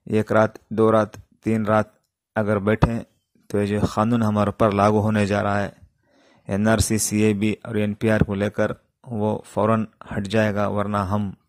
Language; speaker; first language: Urdu; native; Urdu